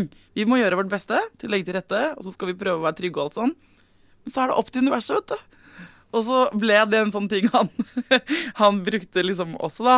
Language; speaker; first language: Norwegian; native; Norwegian